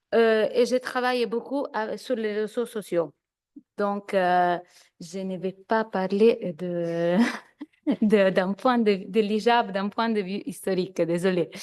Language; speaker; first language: French; non-native, fluent; Italian